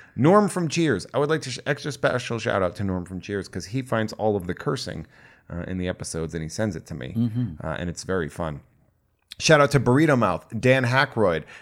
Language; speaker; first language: English; native; English